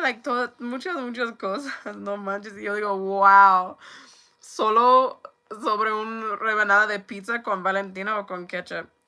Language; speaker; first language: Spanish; non-native, learner; English